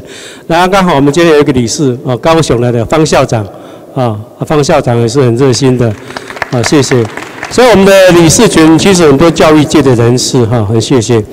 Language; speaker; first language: Chinese; native; Chinese